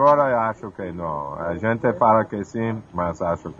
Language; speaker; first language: Portuguese; non-native, fluent; English